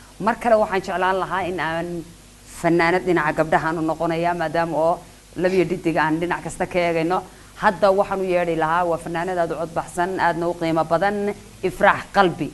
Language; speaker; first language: Somali; native; Somali